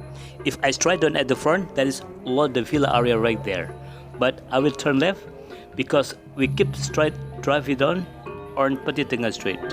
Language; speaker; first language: English; non-native, local second language; Indonesian